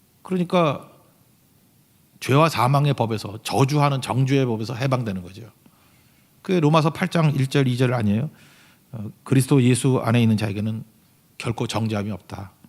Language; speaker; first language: Korean; native; Korean